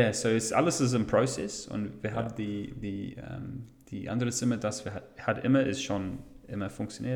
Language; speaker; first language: German; non-native, fluent; English